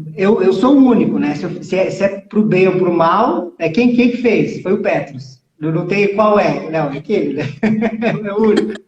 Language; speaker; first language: Portuguese; early bilingual, heritage; Portuguese